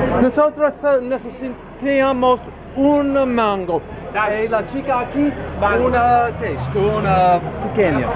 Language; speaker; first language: Spanish; non-native, learner; English